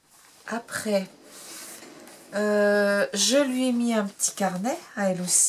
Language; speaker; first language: French; native; French